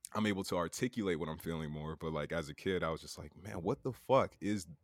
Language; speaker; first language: English; native; English